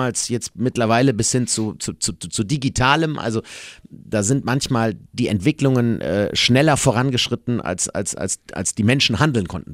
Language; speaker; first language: German; native; German